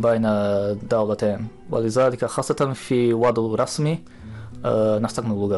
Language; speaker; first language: Arabic; non-native, learner; Japanese